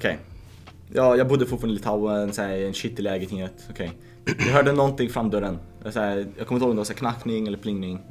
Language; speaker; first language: Swedish; early bilingual, other home language; Lithuanian